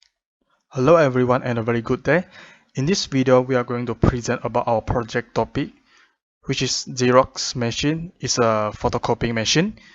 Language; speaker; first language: English; non-native, fluent; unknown